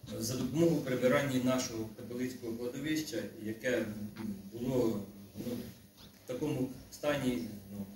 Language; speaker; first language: Ukrainian; native; Ukrainian